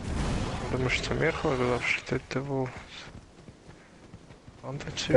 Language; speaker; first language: German; native; German